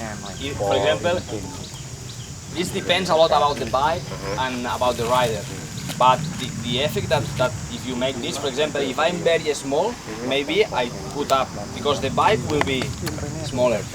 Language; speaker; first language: English; non-native, fluent; Spanish